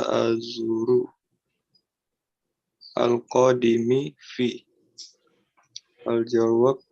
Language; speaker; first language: Arabic; non-native, learner; Indonesian